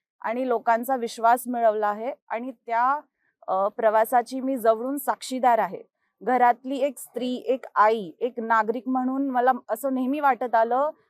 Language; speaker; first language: Marathi; non-native, local second language; Hindi